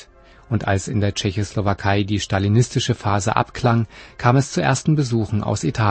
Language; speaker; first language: German; native; German